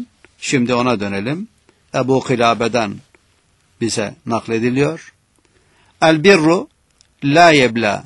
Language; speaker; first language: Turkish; native; Turkish